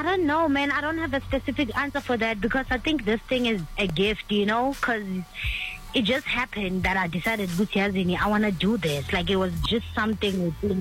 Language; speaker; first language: English; non-native, local second language; Zulu